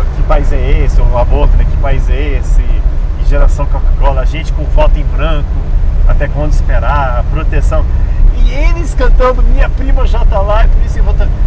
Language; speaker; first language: Portuguese; early bilingual, other home language; English